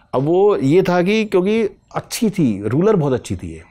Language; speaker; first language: Hindi; native; Hindi